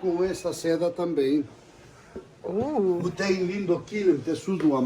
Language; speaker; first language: Portuguese; non-native, learner; Turkish